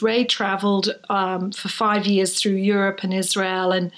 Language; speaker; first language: English; native; English